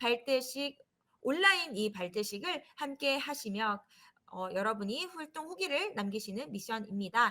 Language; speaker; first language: Korean; native; Korean